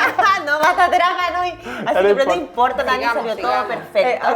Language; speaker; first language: Spanish; native; Spanish